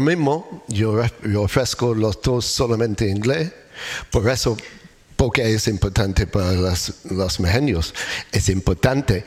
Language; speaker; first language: Spanish; non-native, learner; English